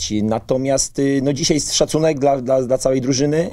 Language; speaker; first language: Polish; native; Polish